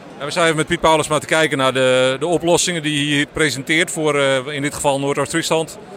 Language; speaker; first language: Dutch; non-native, local second language; Western Frisian